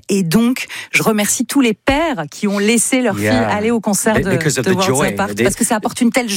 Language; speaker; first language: French; native; French